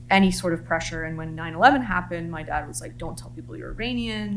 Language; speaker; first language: English; native; English